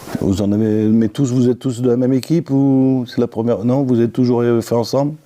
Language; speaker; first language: French; native; French